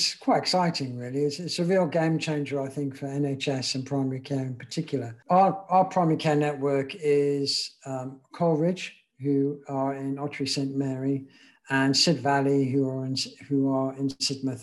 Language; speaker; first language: English; native; English